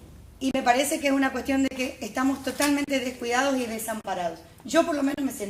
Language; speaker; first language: Spanish; native; Spanish